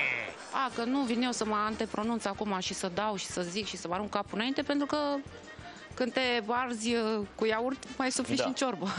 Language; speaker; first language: Romanian; native; Romanian